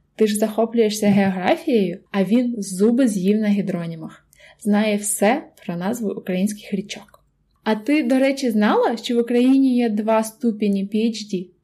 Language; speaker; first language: Ukrainian; native; Ukrainian